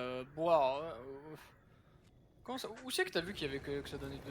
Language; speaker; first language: French; native; French